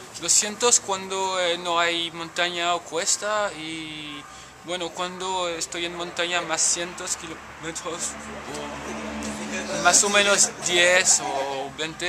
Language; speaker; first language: Spanish; non-native, fluent; French